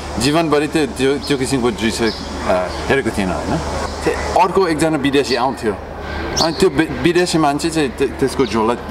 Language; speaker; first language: Nepali; non-native, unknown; English